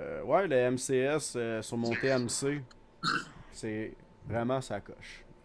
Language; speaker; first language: French; native; French